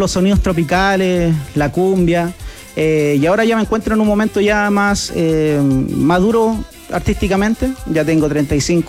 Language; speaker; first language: Spanish; native; Spanish